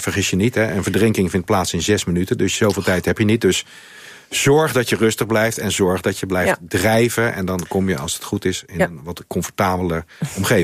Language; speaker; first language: Dutch; native; Dutch